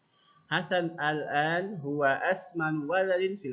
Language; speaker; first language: Arabic; non-native, fluent; Indonesian